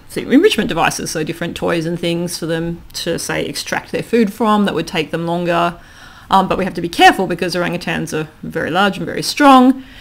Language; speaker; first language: English; native; English